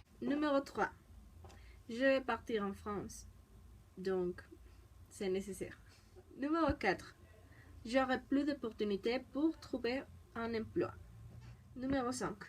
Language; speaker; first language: French; non-native, learner; Spanish